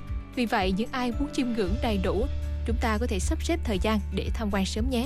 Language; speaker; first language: Vietnamese; native; Vietnamese